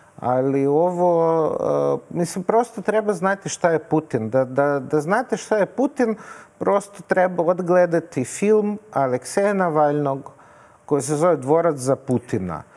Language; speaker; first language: Serbian; non-native, fluent; Russian